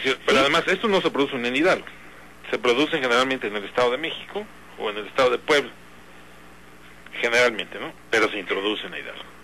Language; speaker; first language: Spanish; native; Spanish